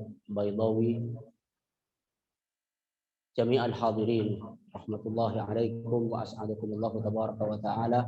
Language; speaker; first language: Arabic; non-native, fluent; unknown